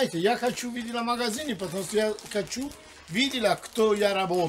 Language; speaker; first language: Russian; non-native, learner; Italian